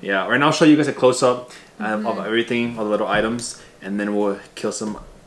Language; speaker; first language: English; early bilingual, other home language; Spanish